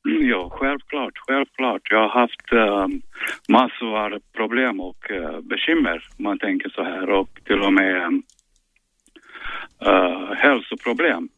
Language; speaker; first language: Swedish; non-native, fluent; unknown